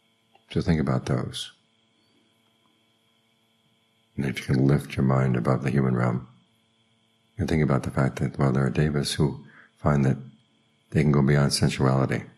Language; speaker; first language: English; native; English